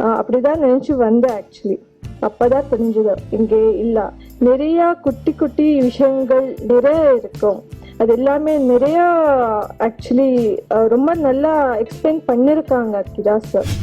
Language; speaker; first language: Tamil; non-native, learner; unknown